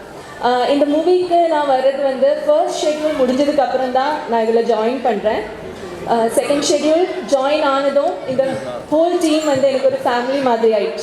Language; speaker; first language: Tamil; non-native, fluent; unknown